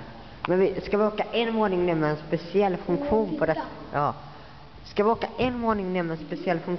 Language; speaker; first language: Swedish; native; Swedish